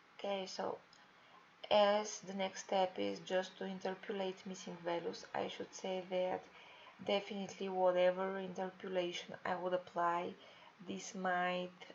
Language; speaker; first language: English; non-native, fluent; Bulgarian